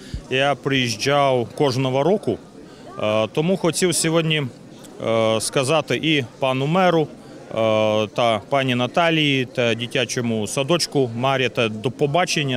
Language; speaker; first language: Ukrainian; non-native, fluent; Latvian